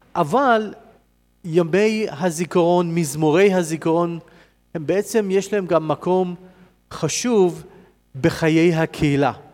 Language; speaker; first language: Hebrew; non-native, fluent; English